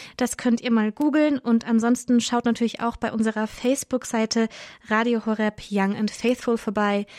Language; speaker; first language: German; native; German